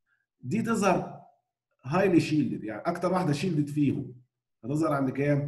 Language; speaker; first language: Arabic; native; Arabic